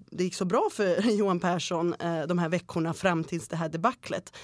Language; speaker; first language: Swedish; early bilingual, other home language; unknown